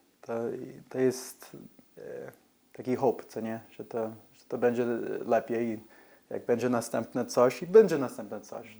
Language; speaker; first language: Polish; early bilingual, heritage; English